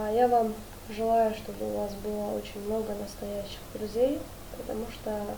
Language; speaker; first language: Russian; non-native, local second language; Kyrgyz